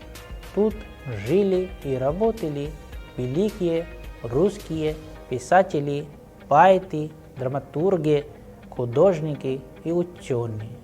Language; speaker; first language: Russian; non-native, fluent; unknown